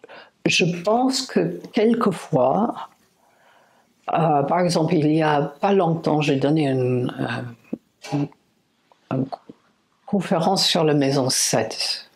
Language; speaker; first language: French; non-native, fluent; English